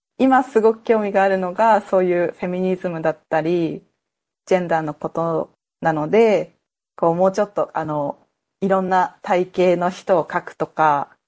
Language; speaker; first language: Japanese; native; Japanese